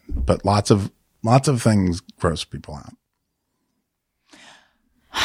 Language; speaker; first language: English; native; English